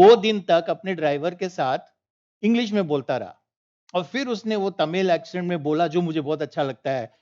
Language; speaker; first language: Hindi; non-native, local second language; Punjabi